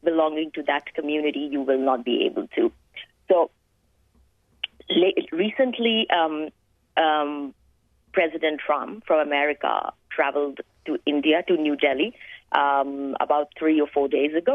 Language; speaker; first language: English; non-native, local second language; Hindi